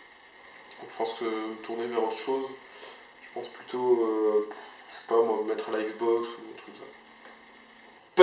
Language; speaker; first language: French; native; French